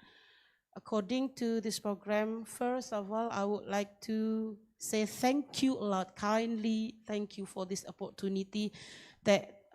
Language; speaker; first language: English; non-native, learner; Indonesian